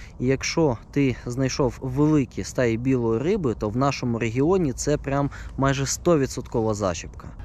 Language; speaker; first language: Ukrainian; non-native, local second language; Russian